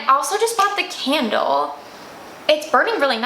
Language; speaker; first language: English; native; English